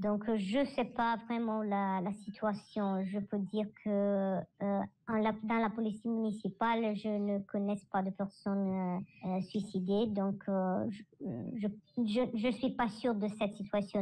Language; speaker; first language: French; non-native, learner; Italian